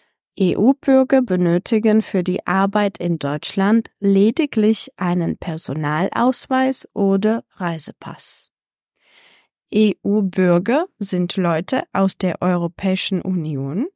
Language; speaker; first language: German; non-native, fluent; Czech